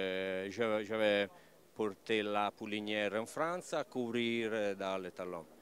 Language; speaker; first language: French; non-native, learner; Italian